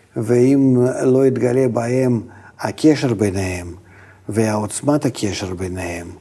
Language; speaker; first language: Hebrew; non-native, fluent; Russian